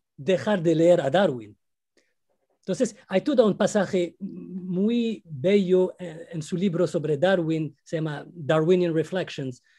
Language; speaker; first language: Spanish; non-native, fluent; Arabic